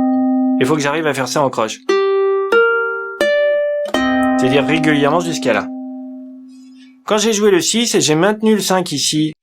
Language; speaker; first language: French; native; French